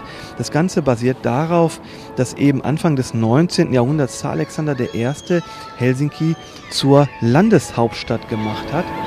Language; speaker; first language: German; native; German